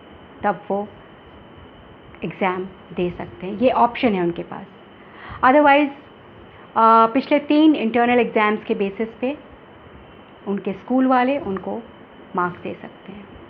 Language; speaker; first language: Hindi; native; Hindi